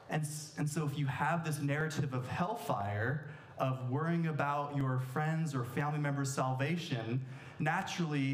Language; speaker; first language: English; native; English